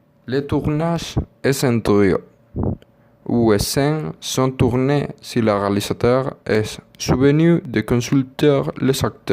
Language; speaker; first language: French; non-native, learner; Spanish